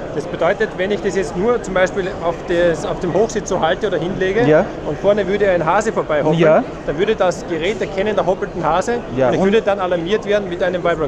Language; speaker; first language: German; native; German